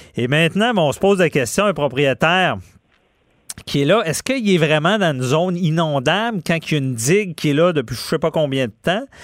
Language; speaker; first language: French; native; French